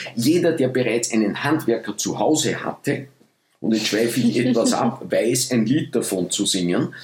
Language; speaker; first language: German; early bilingual, other home language; Dutch